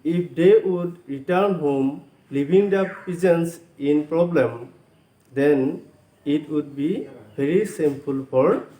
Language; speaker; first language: English; non-native, local second language; Assamese